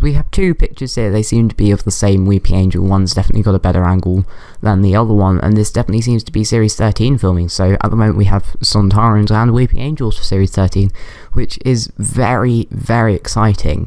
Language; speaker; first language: English; native; English